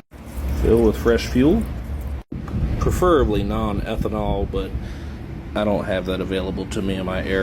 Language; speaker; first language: English; native; English